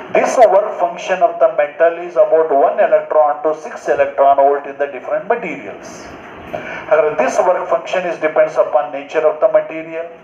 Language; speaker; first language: English; non-native, local second language; Kannada